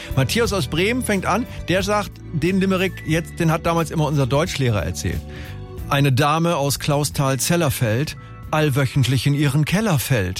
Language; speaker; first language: German; native; German